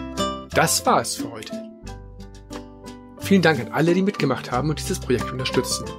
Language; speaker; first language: German; native; German